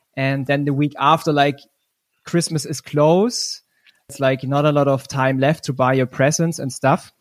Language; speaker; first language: English; non-native, fluent; German